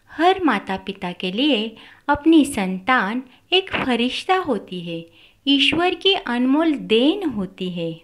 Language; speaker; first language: Hindi; non-native, local second language; Marathi